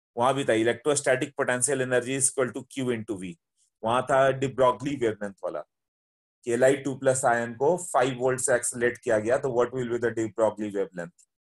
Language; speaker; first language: Hindi; native; Hindi